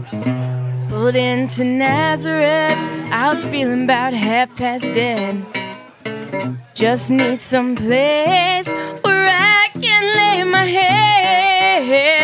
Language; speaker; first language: English; native; English